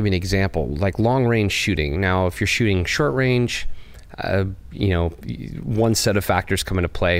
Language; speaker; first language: English; native; English